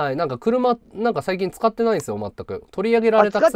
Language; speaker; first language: Japanese; native; Japanese